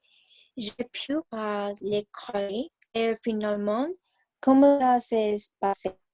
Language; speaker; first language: French; non-native, learner; Spanish